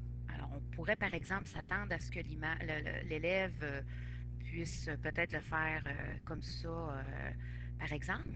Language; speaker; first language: French; native; French